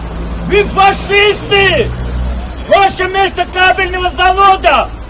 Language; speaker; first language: Russian; non-native, fluent; Armenian